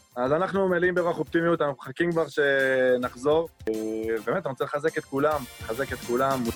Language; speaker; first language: Hebrew; native; Hebrew